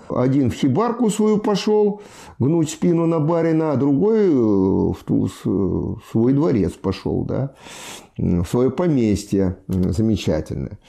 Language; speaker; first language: Russian; native; Russian